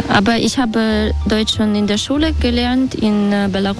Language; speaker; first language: German; non-native, fluent; Russian